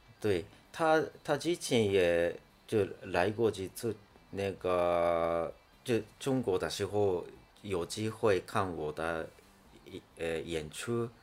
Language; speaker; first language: Chinese; non-native, fluent; Japanese